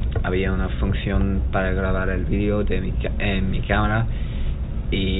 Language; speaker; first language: Spanish; non-native, learner; English